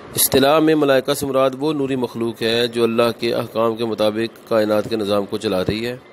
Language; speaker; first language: Urdu; non-native, local second language; Punjabi